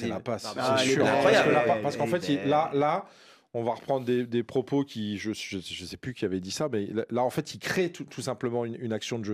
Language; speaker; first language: French; native; French